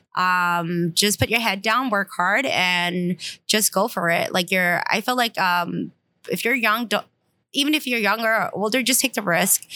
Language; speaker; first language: English; native; English